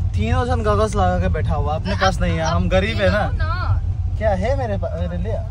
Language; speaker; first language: Hindi; non-native, local second language; Nepali